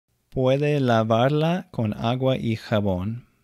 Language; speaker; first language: English; native; English